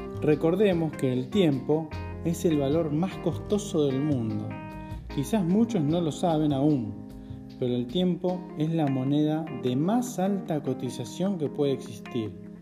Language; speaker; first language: Spanish; native; Spanish